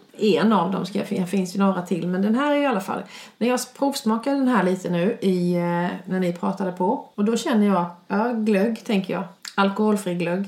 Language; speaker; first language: Swedish; native; Swedish